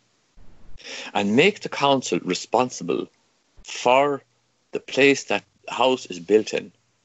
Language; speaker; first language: English; non-native, local second language; Irish